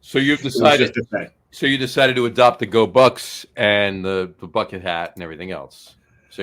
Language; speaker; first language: English; native; English